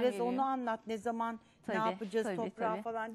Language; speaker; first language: Turkish; native; Turkish